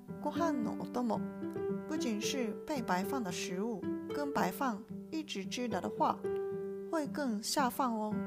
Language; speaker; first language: Chinese; non-native, learner; Japanese